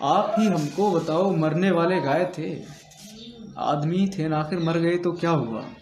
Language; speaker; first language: Hindi; native; Hindi